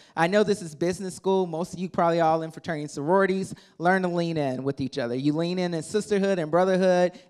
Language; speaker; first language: English; native; English